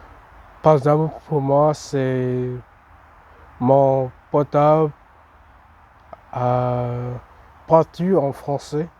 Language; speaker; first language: French; non-native, learner; English